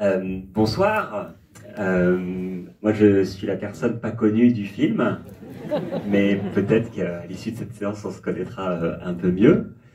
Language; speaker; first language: French; native; French